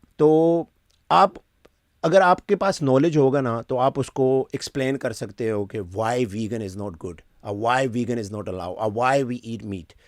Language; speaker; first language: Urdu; non-native, local second language; Pashto